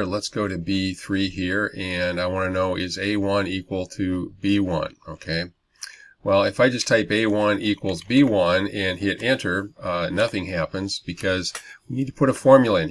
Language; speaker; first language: English; native; English